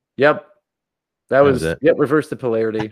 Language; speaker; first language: English; native; English